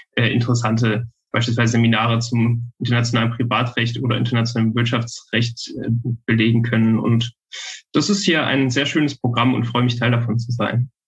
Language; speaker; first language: German; native; German